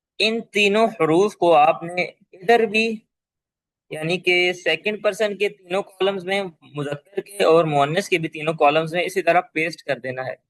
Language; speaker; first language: Urdu; native; Urdu